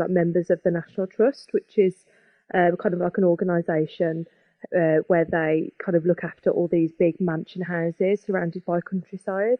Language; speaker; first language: English; native; English